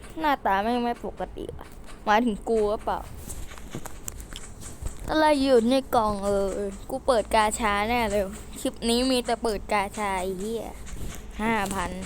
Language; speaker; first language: Thai; native; Thai